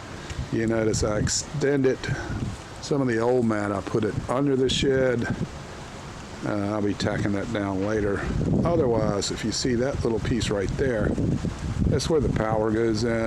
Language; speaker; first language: English; native; English